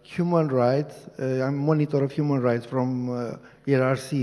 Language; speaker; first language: English; non-native, learner; Romanian